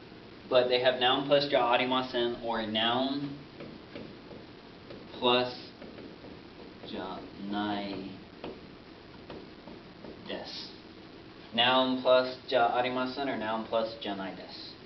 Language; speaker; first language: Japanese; non-native, fluent; English